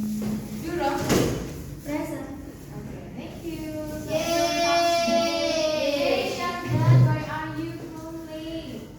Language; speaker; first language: English; non-native, learner; Indonesian